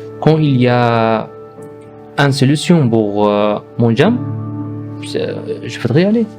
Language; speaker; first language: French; non-native, learner; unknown